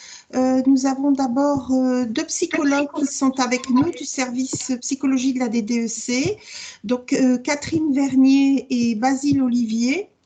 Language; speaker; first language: French; native; French